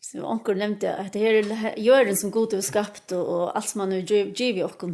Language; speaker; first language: Danish; non-native, local second language; Faroese